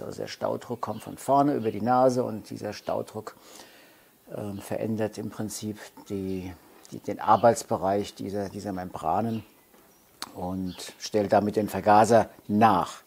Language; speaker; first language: German; native; German